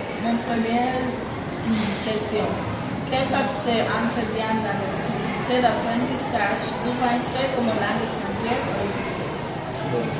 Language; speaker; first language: French; non-native, learner; Spanish